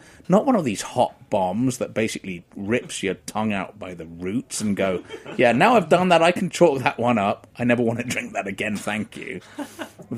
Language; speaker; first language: English; native; English